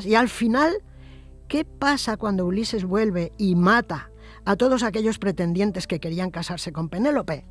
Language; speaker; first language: Spanish; native; Spanish